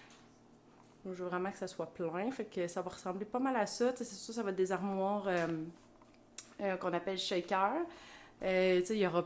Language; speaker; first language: French; native; French